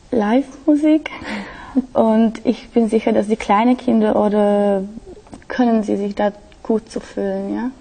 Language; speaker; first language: German; non-native, fluent; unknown